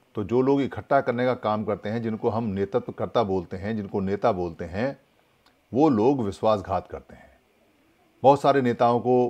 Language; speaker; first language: Hindi; native; Hindi